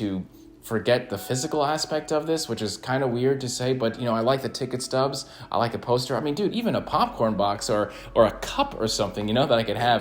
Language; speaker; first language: English; native; English